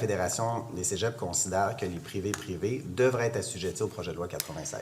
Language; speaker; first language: French; native; French